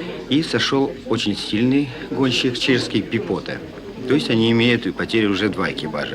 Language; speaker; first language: Russian; native; Russian